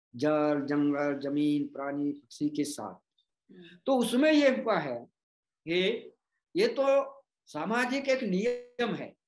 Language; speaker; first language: Hindi; non-native, local second language; Gondi